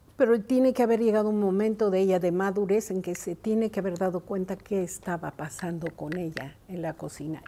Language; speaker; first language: Spanish; native; Spanish